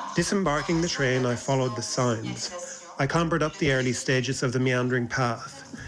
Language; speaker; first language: English; native; English